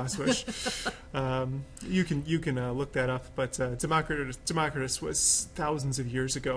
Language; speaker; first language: English; native; English